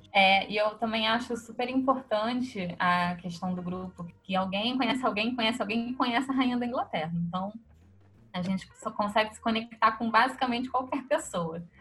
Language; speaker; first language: Portuguese; native; Portuguese